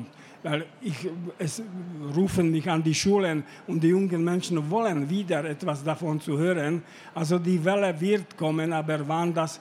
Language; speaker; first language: German; non-native, fluent; Slovak